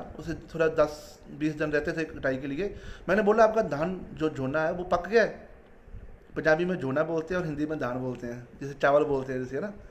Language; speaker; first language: Hindi; non-native, local second language; Punjabi